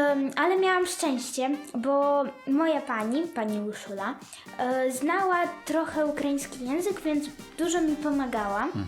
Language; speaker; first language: Polish; early bilingual, other home language; Ukrainian